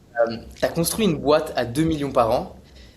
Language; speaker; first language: French; native; French